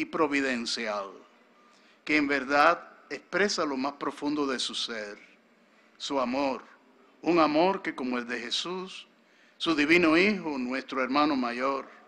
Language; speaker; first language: Spanish; native; Spanish